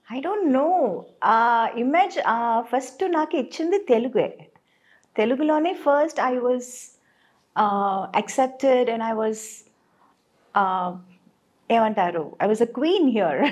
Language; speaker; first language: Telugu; non-native, local second language; Tamil